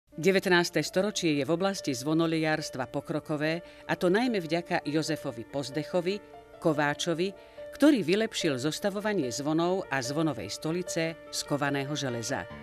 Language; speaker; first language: Slovak; native; Slovak